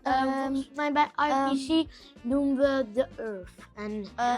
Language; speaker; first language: Dutch; early bilingual, other home language; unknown